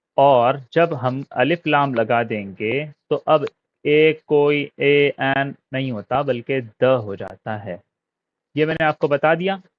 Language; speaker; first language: Urdu; native; Urdu